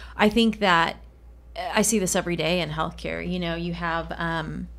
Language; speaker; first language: English; non-native, fluent; Spanish